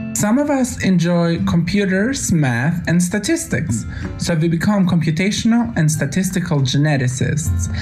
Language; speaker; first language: English; non-native, fluent; Bosnian